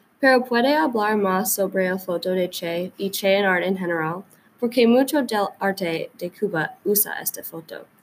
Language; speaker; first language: Spanish; non-native, learner; English